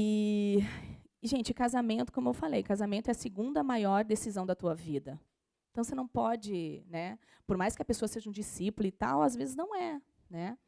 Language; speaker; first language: Portuguese; native; Portuguese